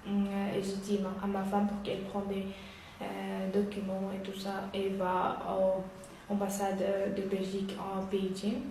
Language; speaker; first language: French; non-native, learner; Uyghur